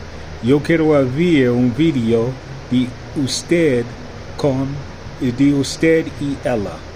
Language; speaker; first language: Spanish; non-native, learner; English